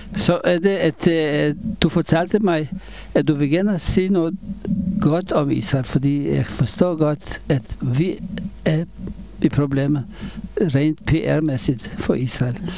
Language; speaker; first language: Danish; non-native, fluent; Hebrew